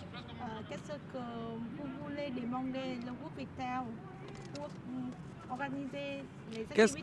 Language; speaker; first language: French; non-native, learner; Vietnamese